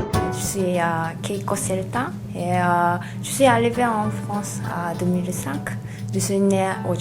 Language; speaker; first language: French; non-native, learner; Japanese